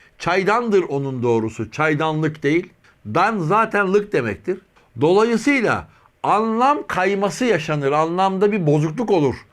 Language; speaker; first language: Turkish; native; Turkish